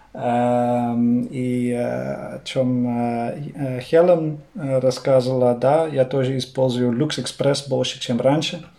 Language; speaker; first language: Russian; non-native, fluent; Dutch